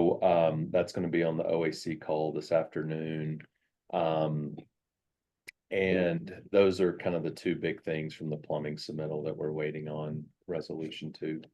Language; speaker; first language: English; native; English